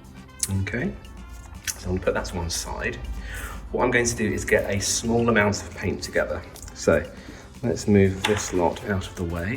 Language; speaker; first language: English; native; English